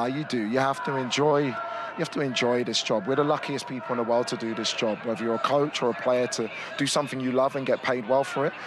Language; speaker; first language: English; non-native, local second language; Portuguese